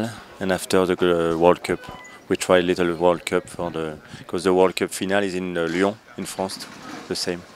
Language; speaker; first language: English; non-native, learner; French